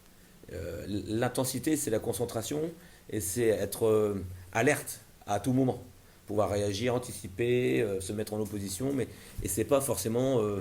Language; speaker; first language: French; native; French